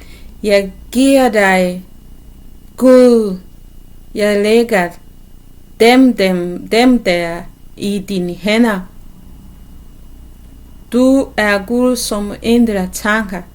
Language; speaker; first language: Danish; non-native, learner; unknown